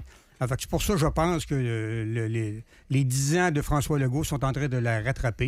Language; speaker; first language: French; native; French